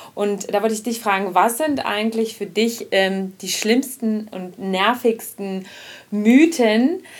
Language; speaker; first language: German; non-native, fluent; Ukrainian